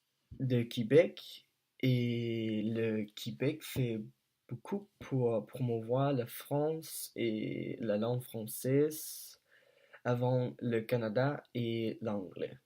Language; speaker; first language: French; non-native, learner; Danish